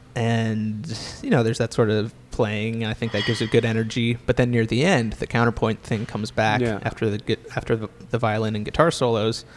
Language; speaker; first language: English; native; English